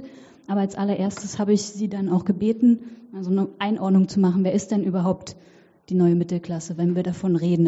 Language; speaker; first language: German; native; German